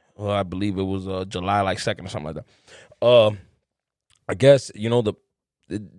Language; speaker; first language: English; native; English